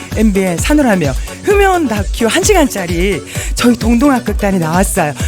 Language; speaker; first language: Korean; native; Korean